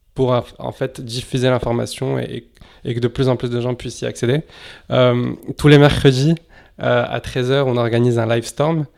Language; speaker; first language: French; non-native, local second language; Arabic